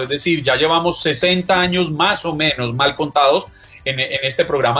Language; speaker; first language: Spanish; native; Spanish